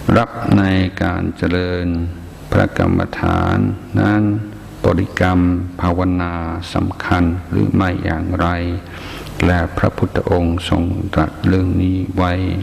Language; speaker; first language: Thai; non-native, fluent; English